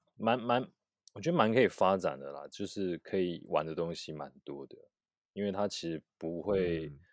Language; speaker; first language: Chinese; native; Chinese